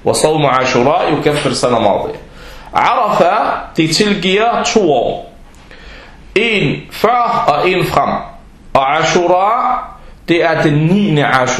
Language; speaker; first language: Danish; non-native, fluent; Arabic